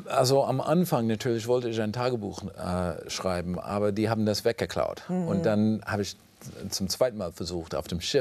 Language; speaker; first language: German; non-native, fluent; English